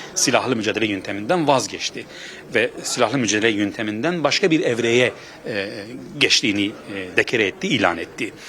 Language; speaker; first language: Turkish; non-native, local second language; Kurdish